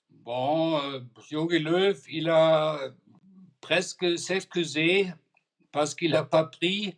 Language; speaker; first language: French; non-native, fluent; German